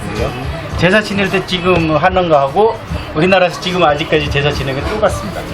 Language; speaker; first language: Korean; non-native, fluent; Nepali